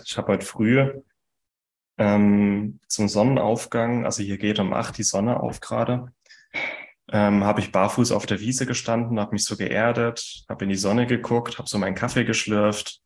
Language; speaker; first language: German; native; German